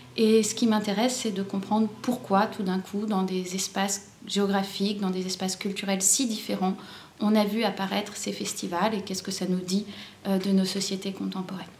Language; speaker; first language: French; native; French